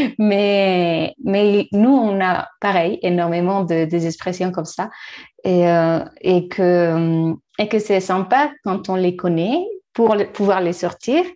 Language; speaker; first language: French; non-native, fluent; Spanish